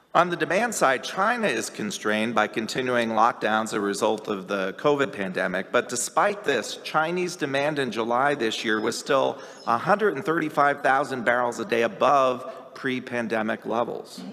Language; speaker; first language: English; native; English